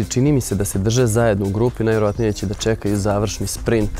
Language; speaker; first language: Serbian; native; Serbian